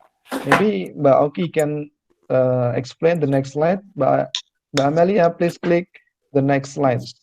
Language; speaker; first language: English; non-native, fluent; Indonesian